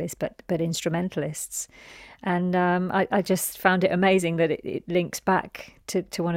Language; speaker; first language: English; native; English